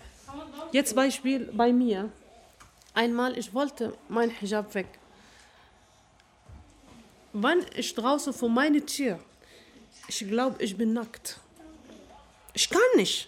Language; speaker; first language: German; non-native, learner; Arabic